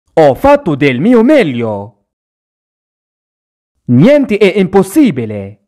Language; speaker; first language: Italian; non-native, fluent; Arabic